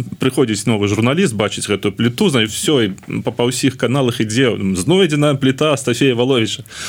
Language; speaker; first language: Belarusian; non-native, local second language; Russian